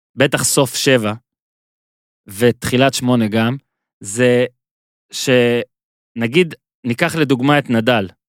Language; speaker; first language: Hebrew; native; Hebrew